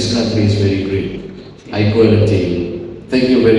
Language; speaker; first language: English; non-native, fluent; Indonesian